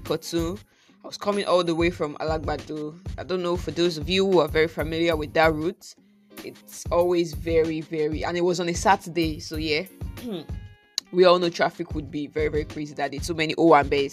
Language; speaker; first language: English; non-native, local second language; Yoruba